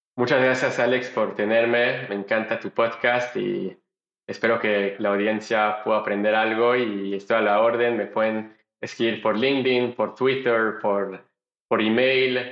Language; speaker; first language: Spanish; non-native, fluent; French